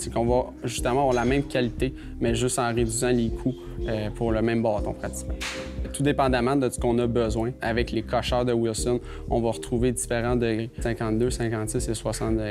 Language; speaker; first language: French; native; French